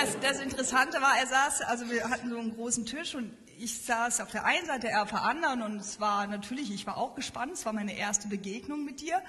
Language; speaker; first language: German; native; German